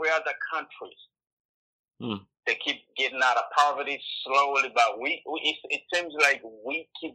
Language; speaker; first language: English; non-native, local second language; Swahili